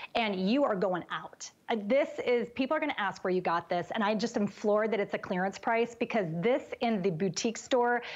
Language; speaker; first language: English; native; English